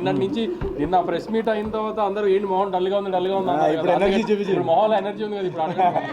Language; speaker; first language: Telugu; native; Telugu